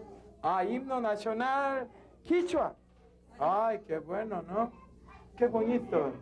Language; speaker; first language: Spanish; non-native, learner; Korean